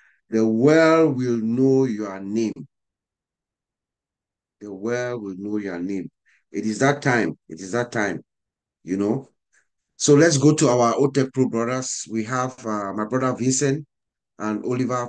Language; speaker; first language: English; native; English